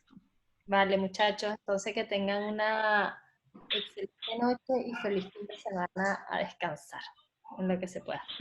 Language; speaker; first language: Spanish; native; Spanish